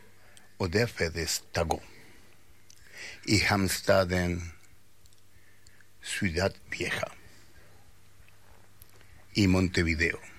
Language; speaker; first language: Swedish; non-native, fluent; Spanish